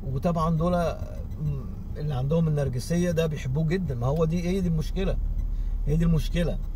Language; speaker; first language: Arabic; native; Arabic